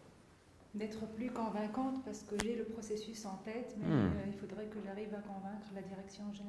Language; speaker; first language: French; non-native, local second language; Arabic